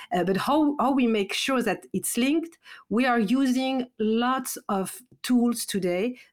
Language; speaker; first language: English; non-native, fluent; French